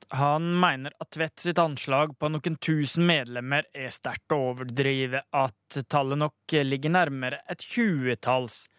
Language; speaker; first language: Norwegian; native; Norwegian